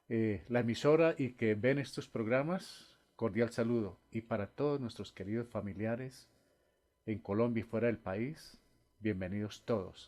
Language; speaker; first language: Spanish; native; Spanish